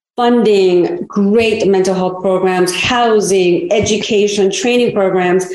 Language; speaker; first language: English; early bilingual, other home language; Korean